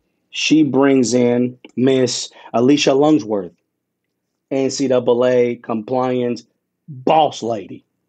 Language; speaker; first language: English; early bilingual, other home language; Spanish